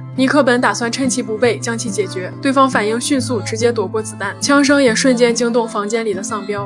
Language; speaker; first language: Chinese; native; Chinese